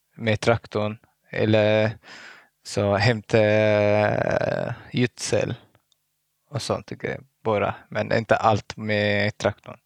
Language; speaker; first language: Swedish; non-native, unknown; Arabic